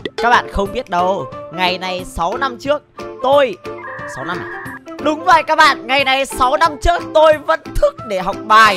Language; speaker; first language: Vietnamese; native; Vietnamese